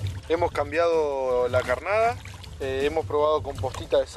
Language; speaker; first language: Spanish; native; Spanish